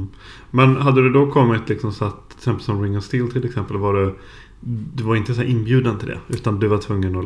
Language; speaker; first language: Swedish; native; Swedish